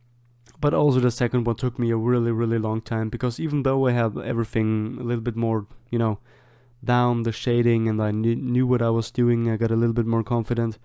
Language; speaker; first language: English; non-native, fluent; German